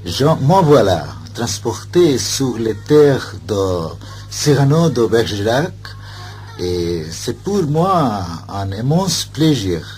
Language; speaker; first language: French; non-native, fluent; Bangla